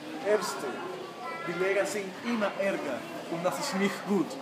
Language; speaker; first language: German; non-native, learner; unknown